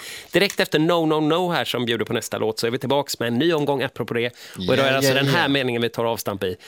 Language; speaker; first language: Swedish; native; Swedish